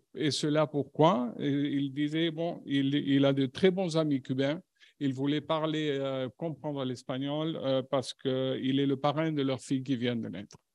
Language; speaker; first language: French; non-native, fluent; Spanish